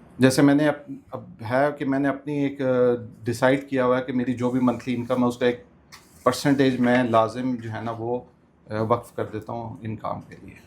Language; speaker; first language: Urdu; native; Urdu